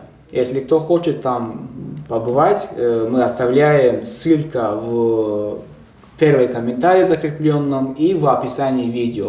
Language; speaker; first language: Russian; non-native, local second language; Tajik